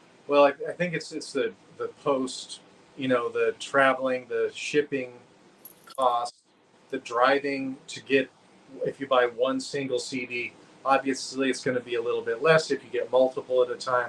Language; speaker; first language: English; native; English